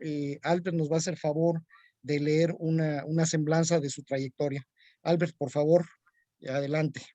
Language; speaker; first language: Spanish; native; Spanish